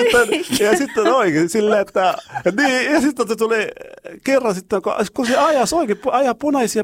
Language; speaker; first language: Finnish; non-native, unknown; Arabic